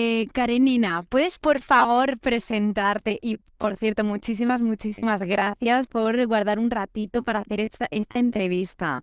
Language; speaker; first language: Spanish; native; Spanish